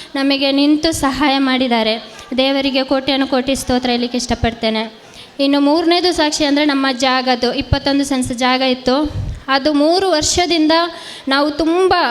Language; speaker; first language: Kannada; non-native, local second language; Konkani